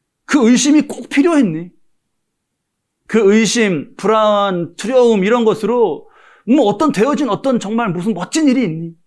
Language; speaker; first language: Korean; native; Korean